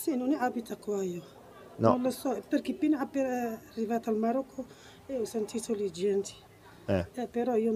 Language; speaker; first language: Italian; non-native, learner; Arabic